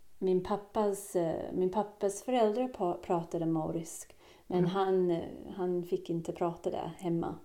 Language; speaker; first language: Swedish; non-native, fluent; English